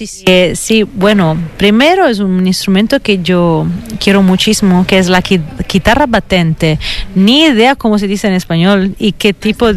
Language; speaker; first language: Spanish; non-native, fluent; Italian